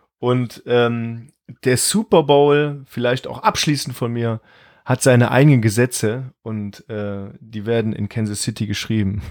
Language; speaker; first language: German; native; German